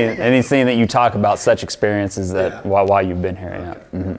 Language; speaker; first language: English; native; English